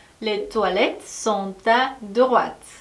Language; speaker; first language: French; non-native, learner; Korean